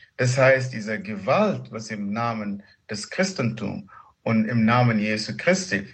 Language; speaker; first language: German; non-native, fluent; Arabic